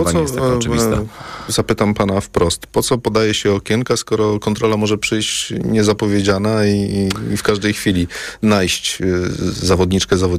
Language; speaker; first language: Polish; native; Polish